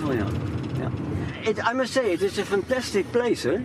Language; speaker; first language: English; non-native, fluent; Dutch